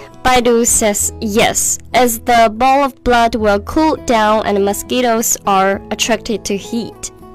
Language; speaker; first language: English; non-native, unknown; Chinese